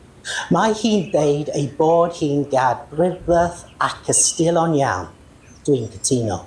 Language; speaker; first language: Welsh; non-native, learner; English